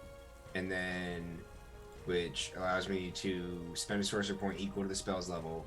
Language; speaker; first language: English; native; English